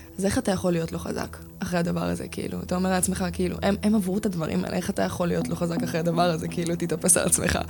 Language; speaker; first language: Hebrew; early bilingual, other home language; Russian